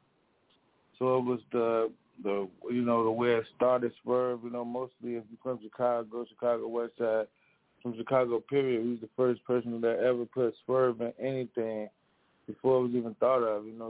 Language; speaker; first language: English; native; English